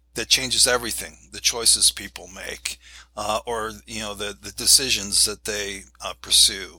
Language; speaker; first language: English; native; English